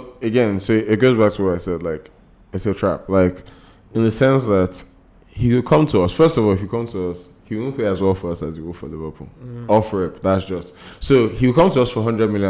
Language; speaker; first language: English; non-native, local second language; Yoruba